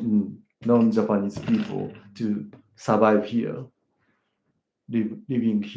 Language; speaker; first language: English; non-native, learner; Japanese